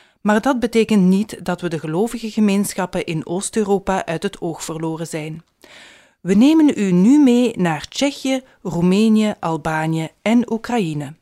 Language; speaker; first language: Dutch; native; Dutch